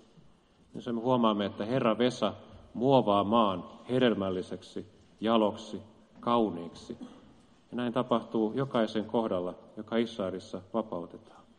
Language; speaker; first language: Finnish; native; Finnish